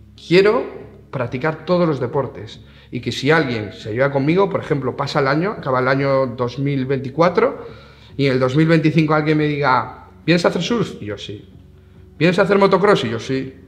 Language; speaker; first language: Spanish; native; Spanish